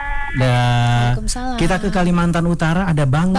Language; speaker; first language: Indonesian; native; Indonesian